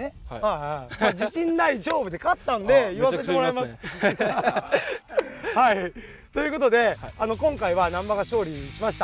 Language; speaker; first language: Japanese; native; Japanese